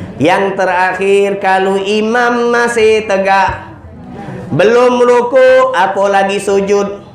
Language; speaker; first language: Indonesian; native; Indonesian